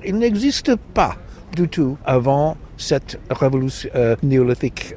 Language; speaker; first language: French; non-native, fluent; English